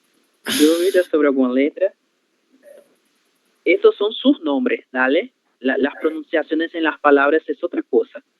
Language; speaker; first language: Spanish; non-native, learner; Portuguese